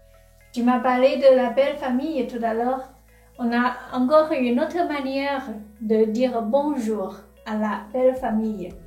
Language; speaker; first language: French; non-native, fluent; Chinese